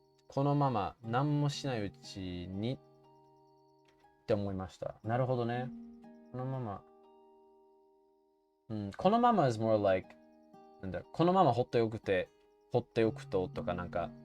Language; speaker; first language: Japanese; non-native, fluent; English